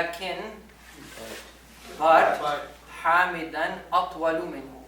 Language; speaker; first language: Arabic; non-native, fluent; English